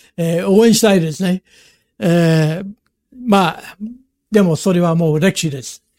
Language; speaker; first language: Japanese; non-native, fluent; English